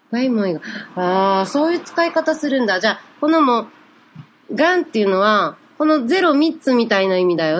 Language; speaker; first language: Japanese; native; Japanese